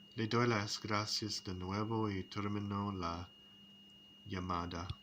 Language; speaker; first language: Spanish; non-native, learner; English